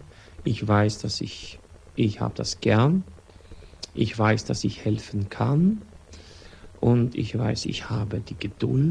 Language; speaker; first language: German; non-native, fluent; Swedish